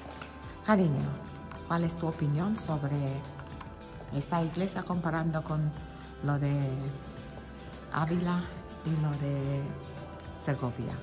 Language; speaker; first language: Spanish; non-native, learner; English